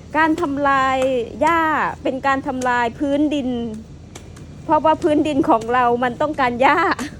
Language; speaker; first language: Thai; native; Thai